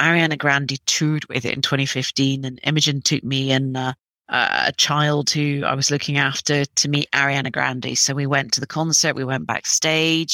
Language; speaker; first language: English; native; English